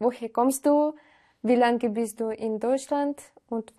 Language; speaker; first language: German; non-native, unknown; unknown